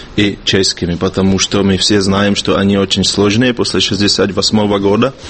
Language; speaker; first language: Russian; non-native, fluent; Czech